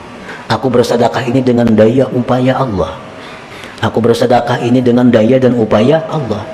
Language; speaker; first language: Indonesian; non-native, local second language; Banjar